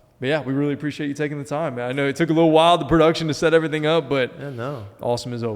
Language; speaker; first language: English; native; English